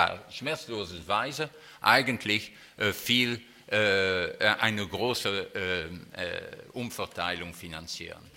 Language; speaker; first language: German; non-native, fluent; French